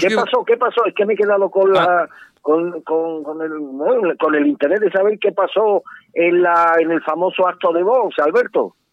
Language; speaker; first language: Spanish; native; Spanish